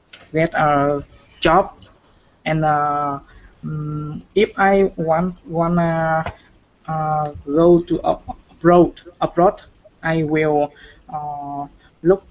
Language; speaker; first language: English; non-native, learner; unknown